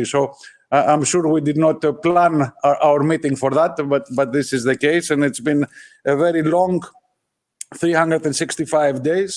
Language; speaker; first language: English; non-native, fluent; Greek